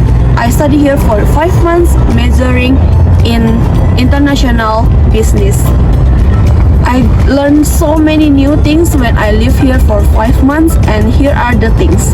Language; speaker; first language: English; non-native, learner; Indonesian